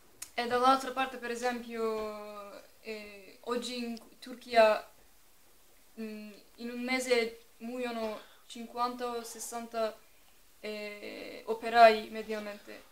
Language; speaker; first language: Italian; non-native, fluent; Turkish